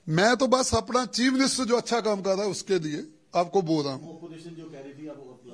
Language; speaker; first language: Hindi; non-native, local second language; Punjabi